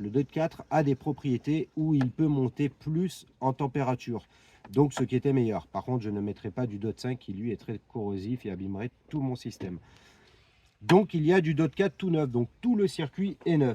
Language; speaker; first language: French; native; French